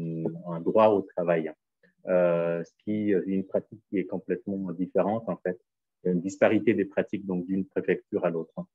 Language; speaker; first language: French; native; French